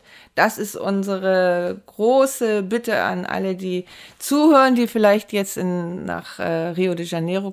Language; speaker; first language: German; native; German